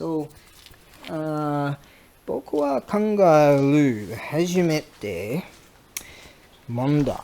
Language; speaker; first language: Japanese; non-native, learner; English